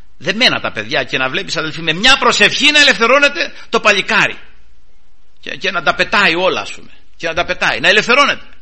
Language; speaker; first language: Greek; native; Greek